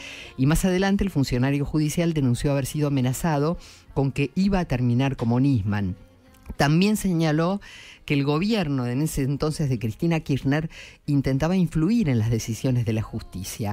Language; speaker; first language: Spanish; native; Spanish